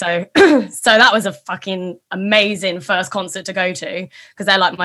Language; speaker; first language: English; native; English